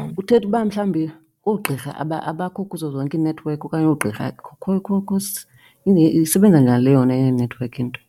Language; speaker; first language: Xhosa; native; Xhosa